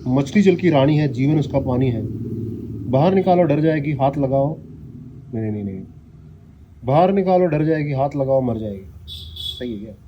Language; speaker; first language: Hindi; non-native, local second language; Malayalam